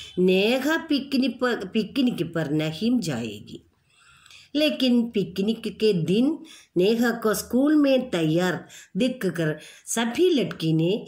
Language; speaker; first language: Hindi; non-native, local second language; Malayalam